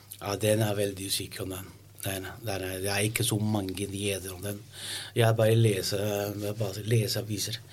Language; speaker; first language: Norwegian; non-native, learner; Italian